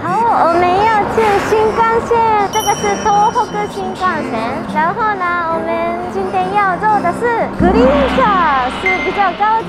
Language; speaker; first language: Chinese; non-native, fluent; Japanese